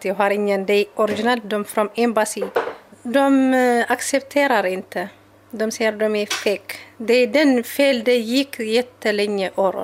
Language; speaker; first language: Swedish; non-native, learner; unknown